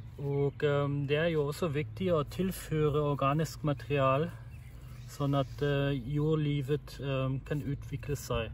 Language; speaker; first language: Norwegian; non-native, fluent; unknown